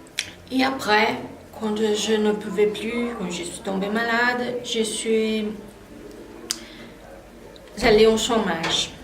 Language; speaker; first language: French; non-native, fluent; Portuguese